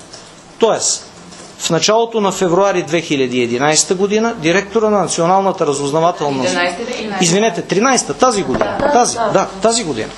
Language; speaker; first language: Bulgarian; native; Bulgarian